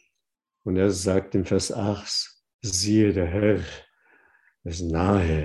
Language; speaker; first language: German; non-native, fluent; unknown